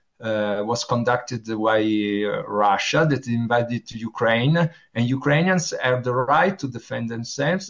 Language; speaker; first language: English; non-native, learner; Italian